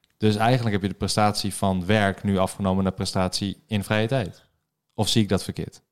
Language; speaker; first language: Dutch; native; Dutch